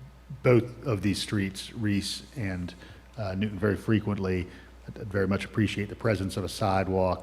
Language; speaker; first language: English; native; English